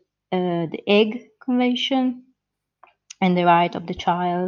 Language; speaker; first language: English; non-native, fluent; Italian